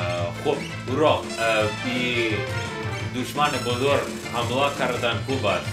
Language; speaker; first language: Persian; non-native, learner; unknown